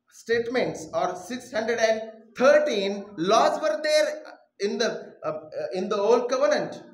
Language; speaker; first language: English; non-native, local second language; Marathi